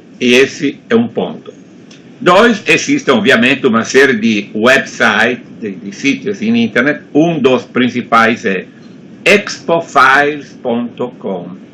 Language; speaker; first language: Portuguese; non-native, fluent; Italian